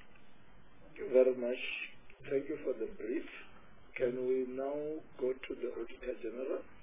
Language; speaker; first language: English; non-native, local second language; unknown